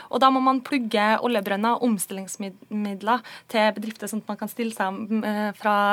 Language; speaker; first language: Norwegian; native; Norwegian